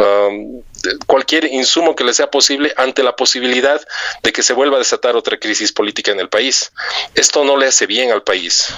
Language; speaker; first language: Spanish; native; Spanish